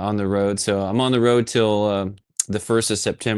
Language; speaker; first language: English; native; English